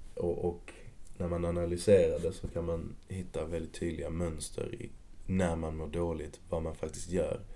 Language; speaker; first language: Swedish; early bilingual, other home language; Arabic